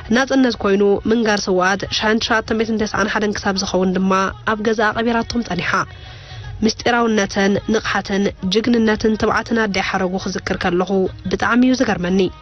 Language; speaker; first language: Tigrinya; native; Tigrinya